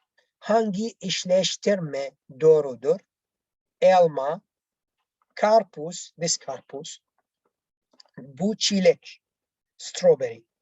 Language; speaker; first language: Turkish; non-native, learner; Arabic